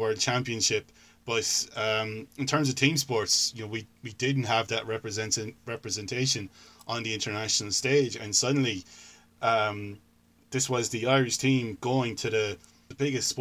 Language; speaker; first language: English; native; English